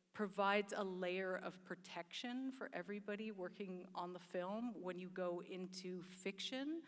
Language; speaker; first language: English; native; English